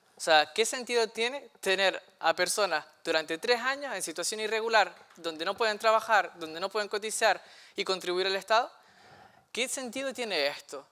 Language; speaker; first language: Spanish; native; Spanish